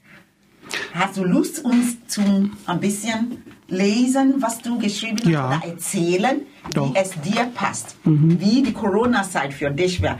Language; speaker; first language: German; non-native, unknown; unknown